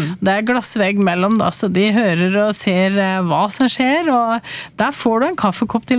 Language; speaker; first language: Norwegian; native; Norwegian